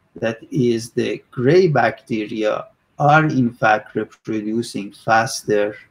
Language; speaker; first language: English; non-native, fluent; Persian